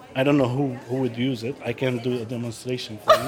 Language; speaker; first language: English; non-native, fluent; Arabic